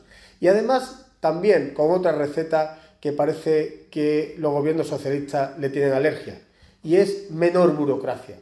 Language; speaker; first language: Spanish; native; Spanish